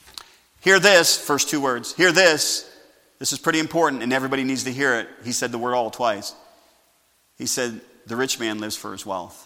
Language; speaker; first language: English; native; English